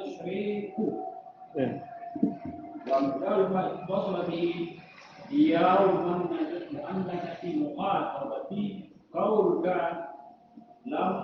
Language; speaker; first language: Arabic; non-native, learner; Indonesian